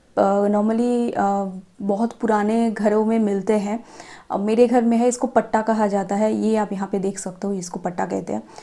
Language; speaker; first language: Hindi; non-native, local second language; Bangla